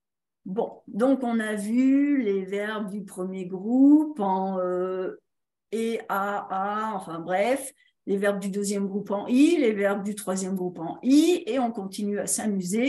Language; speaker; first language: French; native; French